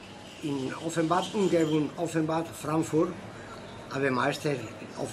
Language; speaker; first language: German; non-native, fluent; Spanish